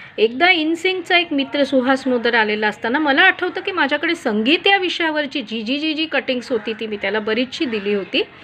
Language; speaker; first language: Marathi; non-native, local second language; Konkani